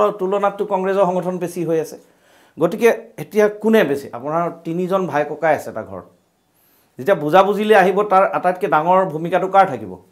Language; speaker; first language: Assamese; native; Assamese